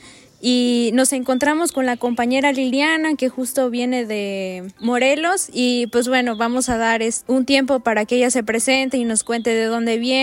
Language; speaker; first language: Spanish; native; Spanish